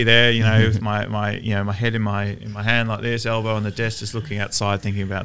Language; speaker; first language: English; native; English